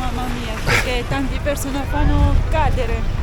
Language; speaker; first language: Italian; non-native, learner; Georgian